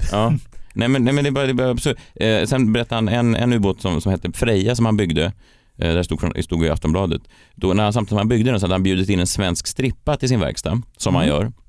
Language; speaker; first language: Swedish; native; Swedish